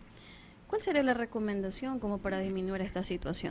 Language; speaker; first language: Spanish; native; Spanish